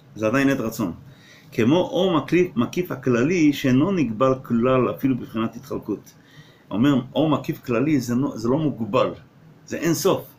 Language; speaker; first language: Hebrew; non-native, fluent; English